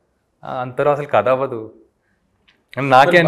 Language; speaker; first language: Telugu; native; Telugu